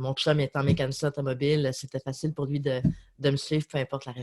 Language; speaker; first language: French; native; French